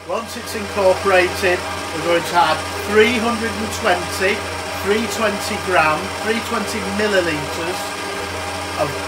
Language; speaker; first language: English; native; English